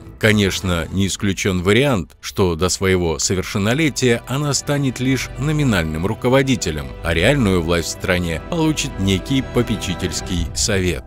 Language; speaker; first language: Russian; native; Russian